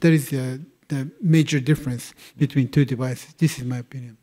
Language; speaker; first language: English; non-native, fluent; Japanese